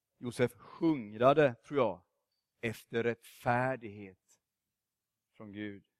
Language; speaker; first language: Swedish; native; Swedish